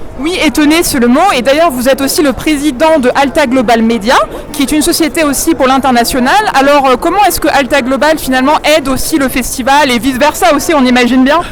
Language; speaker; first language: French; native; French